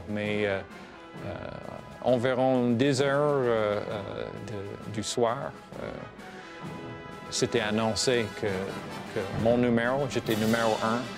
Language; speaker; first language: French; non-native, fluent; English